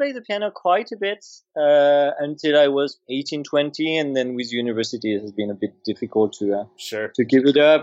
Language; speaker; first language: English; non-native, fluent; French